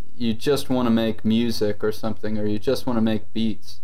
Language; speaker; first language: English; native; English